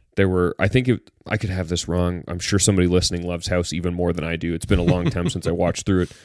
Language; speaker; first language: English; native; English